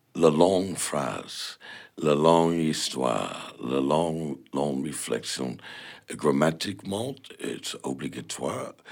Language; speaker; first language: French; non-native, fluent; English